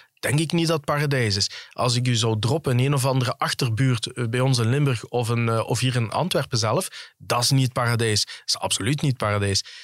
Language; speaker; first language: Dutch; early bilingual, other home language; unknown